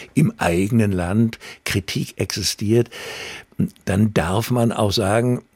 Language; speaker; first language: German; native; German